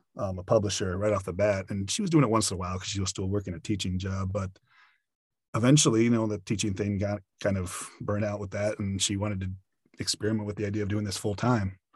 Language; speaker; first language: English; native; English